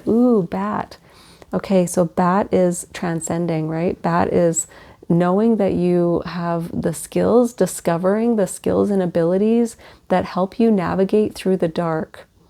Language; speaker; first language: English; native; English